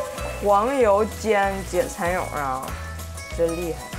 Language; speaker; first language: Chinese; native; Chinese